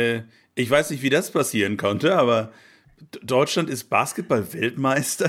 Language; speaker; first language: German; native; German